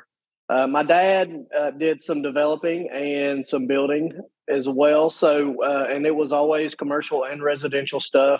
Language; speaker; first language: English; native; English